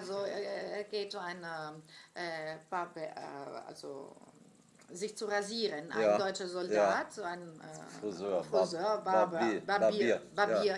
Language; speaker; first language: German; non-native, fluent; Greek